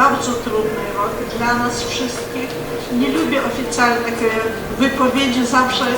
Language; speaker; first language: Polish; non-native, fluent; Ukrainian